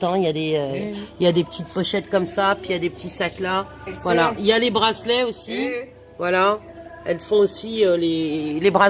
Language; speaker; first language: French; native; French